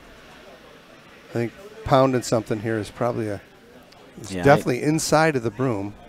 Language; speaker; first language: English; native; English